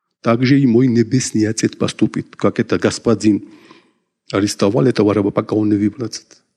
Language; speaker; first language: Russian; non-native, local second language; Georgian